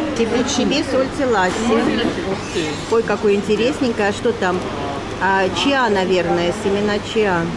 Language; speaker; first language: Russian; native; Russian